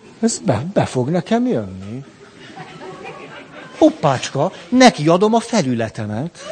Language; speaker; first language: Hungarian; native; Hungarian